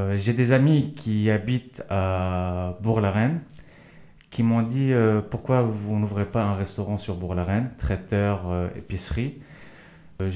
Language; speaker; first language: French; non-native, local second language; Arabic